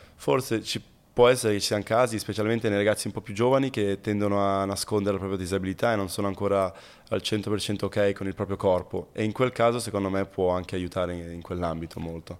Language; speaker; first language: Italian; native; Italian